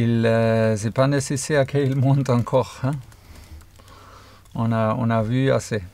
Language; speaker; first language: French; non-native, fluent; German